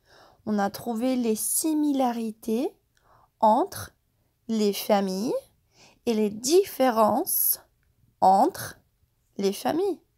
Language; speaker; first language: French; non-native, fluent; English